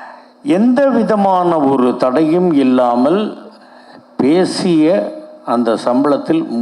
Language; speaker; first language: Tamil; native; Tamil